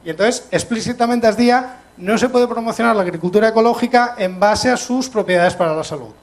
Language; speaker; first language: Spanish; non-native, local second language; Catalan